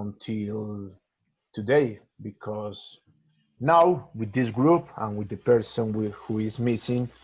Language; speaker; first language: English; non-native, learner; Spanish